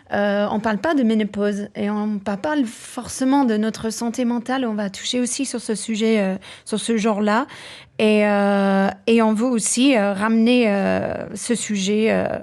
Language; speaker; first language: French; non-native, fluent; English